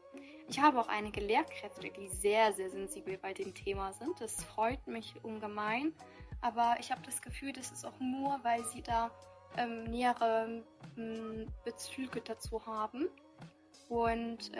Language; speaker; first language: German; early bilingual, other home language; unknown